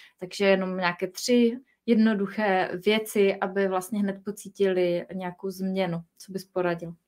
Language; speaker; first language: Czech; native; Czech